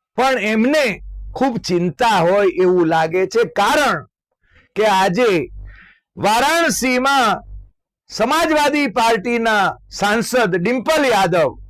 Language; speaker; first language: Gujarati; native; Gujarati